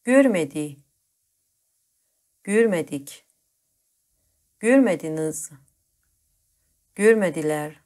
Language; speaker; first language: Turkish; non-native, fluent; Persian